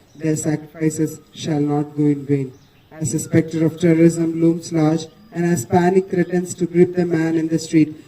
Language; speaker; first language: English; non-native, local second language; Tamil